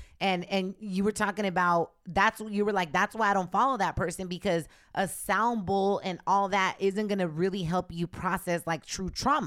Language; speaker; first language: English; early bilingual, other home language; Spanish